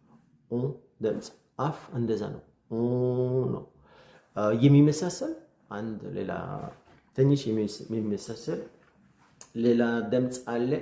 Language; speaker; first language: Amharic; non-native, learner; French